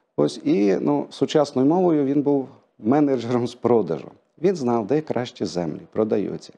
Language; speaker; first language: Ukrainian; native; Ukrainian